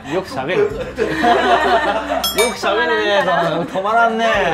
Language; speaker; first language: Japanese; native; Japanese